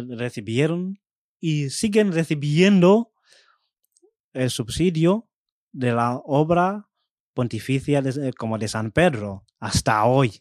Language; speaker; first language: Spanish; non-native, fluent; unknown